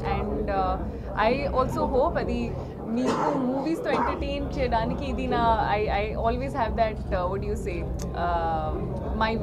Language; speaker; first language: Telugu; non-native, learner; Hindi